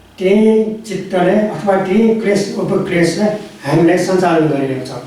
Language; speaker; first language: Nepali; non-native, local second language; Newari